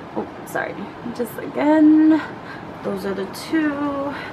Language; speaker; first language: English; native; English